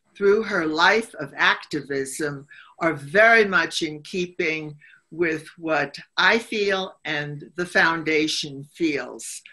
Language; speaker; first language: English; native; English